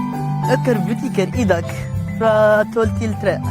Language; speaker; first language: Norwegian; non-native, learner; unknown